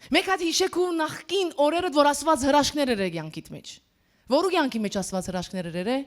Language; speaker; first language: Armenian; early bilingual, heritage; Armenian